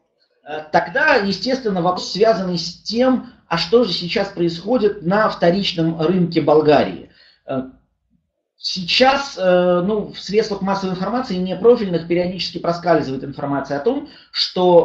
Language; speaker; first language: Russian; native; Russian